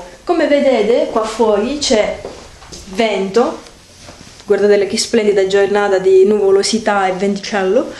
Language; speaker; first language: Italian; native; Italian